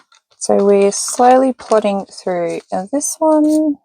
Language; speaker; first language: English; native; English